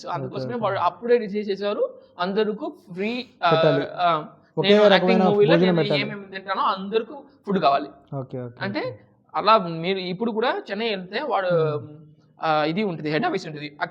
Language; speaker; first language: Telugu; non-native, learner; Tamil